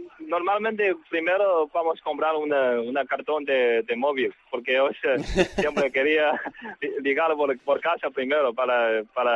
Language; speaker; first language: Portuguese; non-native, learner; Chinese